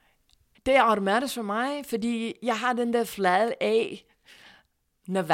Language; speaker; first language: Danish; non-native, fluent; English